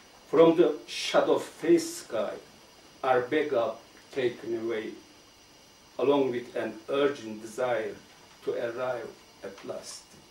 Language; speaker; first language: English; non-native, fluent; Turkish